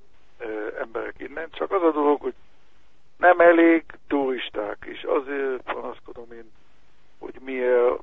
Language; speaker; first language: Hungarian; non-native, learner; Hebrew